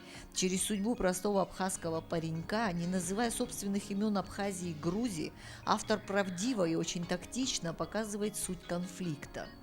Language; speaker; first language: Russian; native; Russian